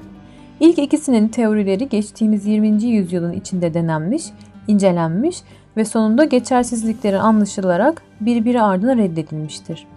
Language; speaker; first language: Turkish; native; Turkish